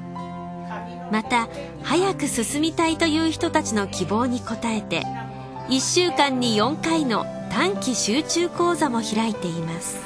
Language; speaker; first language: Japanese; native; Japanese